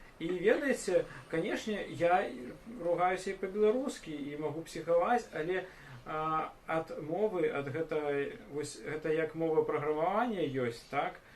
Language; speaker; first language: Belarusian; non-native, local second language; Russian